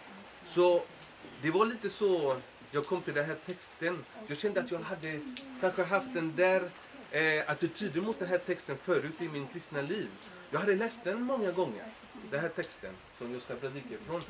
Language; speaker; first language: Swedish; non-native, fluent; Spanish